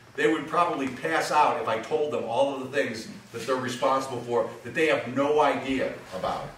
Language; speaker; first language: English; native; English